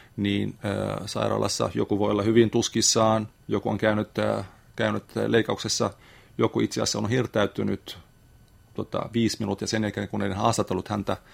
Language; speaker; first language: Finnish; non-native, fluent; Arabic